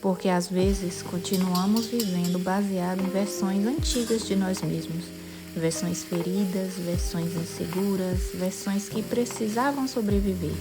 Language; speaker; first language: Portuguese; native; Portuguese